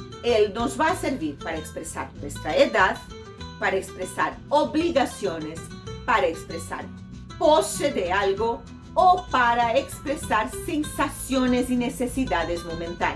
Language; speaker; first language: Spanish; non-native, fluent; Portuguese